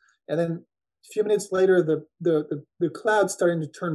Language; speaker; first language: English; non-native, fluent; French